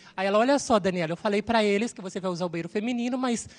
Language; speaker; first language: Portuguese; native; Portuguese